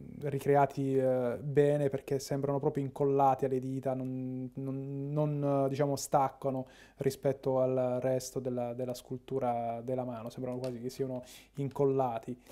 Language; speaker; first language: Italian; native; Italian